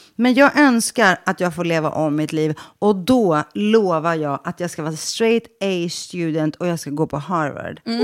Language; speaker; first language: Swedish; early bilingual, other home language; Greek